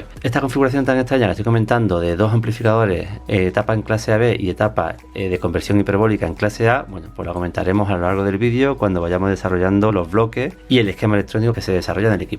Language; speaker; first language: Spanish; native; Spanish